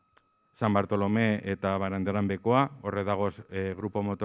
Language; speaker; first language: Basque; native; Basque